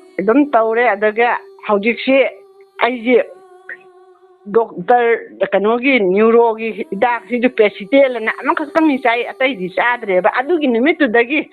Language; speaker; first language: Manipuri; native; Manipuri